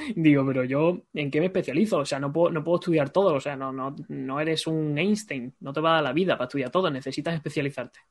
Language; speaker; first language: Spanish; native; Spanish